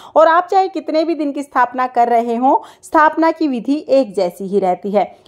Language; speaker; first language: Hindi; native; Hindi